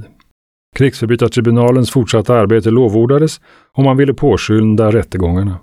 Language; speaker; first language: Swedish; native; Swedish